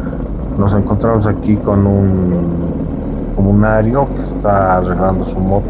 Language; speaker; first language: Spanish; native; Spanish